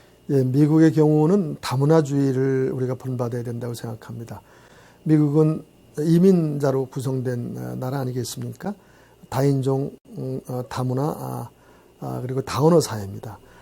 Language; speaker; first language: Korean; native; Korean